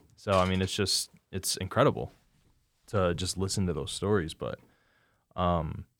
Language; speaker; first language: English; native; English